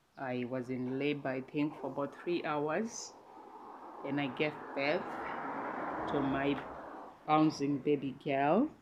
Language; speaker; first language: English; non-native, local second language; Shona